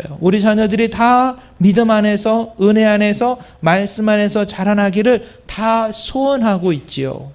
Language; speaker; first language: Korean; native; Korean